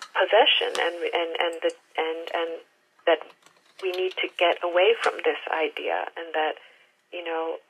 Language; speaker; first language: English; native; English